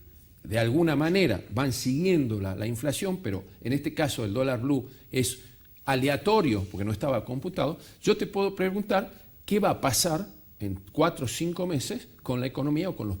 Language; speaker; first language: Spanish; native; Spanish